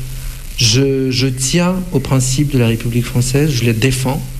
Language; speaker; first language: French; non-native, fluent; Russian